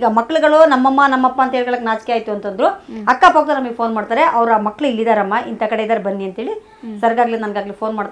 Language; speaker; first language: Kannada; native; Kannada